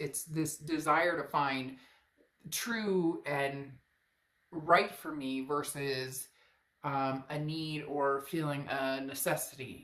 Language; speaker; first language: English; native; English